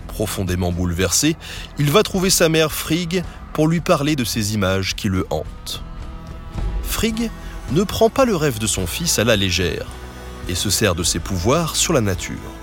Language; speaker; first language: French; native; French